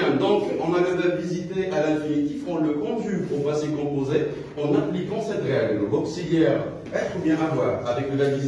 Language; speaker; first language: French; non-native, local second language; Arabic